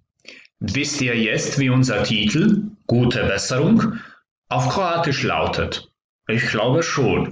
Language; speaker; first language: German; non-native, fluent; Croatian